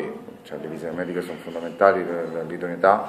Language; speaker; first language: Italian; native; Italian